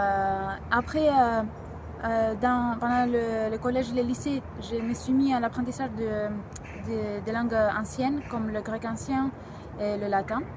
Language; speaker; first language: French; non-native, fluent; Greek